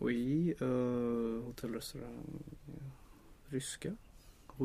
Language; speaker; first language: French; non-native, learner; Swedish